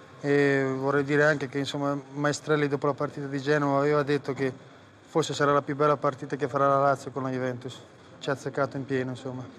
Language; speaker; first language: Italian; early bilingual, heritage; Italian